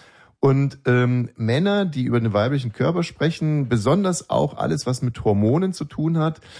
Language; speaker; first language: German; native; German